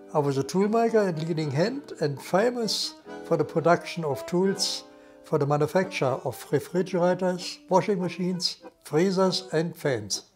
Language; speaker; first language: English; non-native, fluent; German